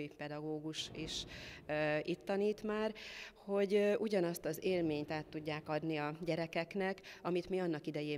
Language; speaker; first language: Hungarian; native; Hungarian